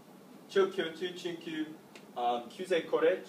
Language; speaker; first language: Turkish; non-native, learner; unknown